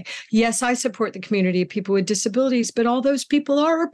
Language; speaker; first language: English; native; English